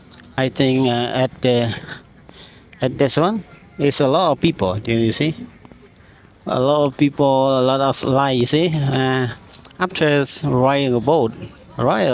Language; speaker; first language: English; non-native, learner; Khmer